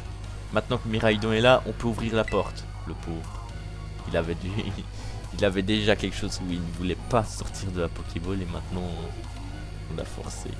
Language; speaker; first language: French; native; French